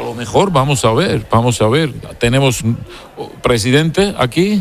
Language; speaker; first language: Spanish; non-native, fluent; Georgian